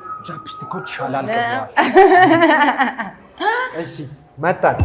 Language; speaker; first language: Amharic; native; Amharic